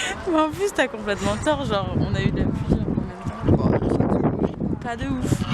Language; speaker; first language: French; native; French